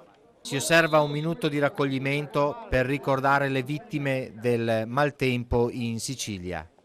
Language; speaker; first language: Italian; native; Italian